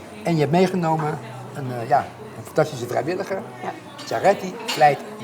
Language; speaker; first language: Dutch; native; Dutch